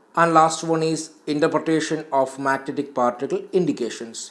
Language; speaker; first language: English; non-native, local second language; Malayalam